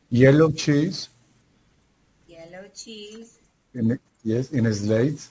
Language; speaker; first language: English; non-native, learner; Spanish